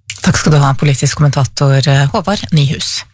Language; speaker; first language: Norwegian; native; Norwegian